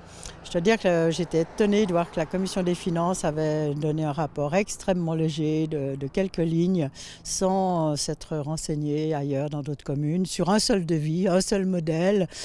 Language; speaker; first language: French; native; French